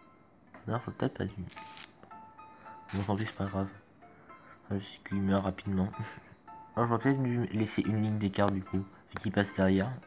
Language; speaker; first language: French; native; French